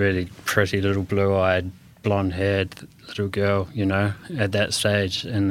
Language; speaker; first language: English; native; English